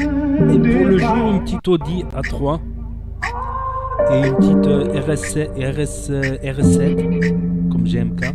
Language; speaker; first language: French; native; French